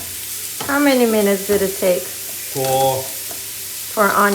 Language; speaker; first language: English; non-native, fluent; Russian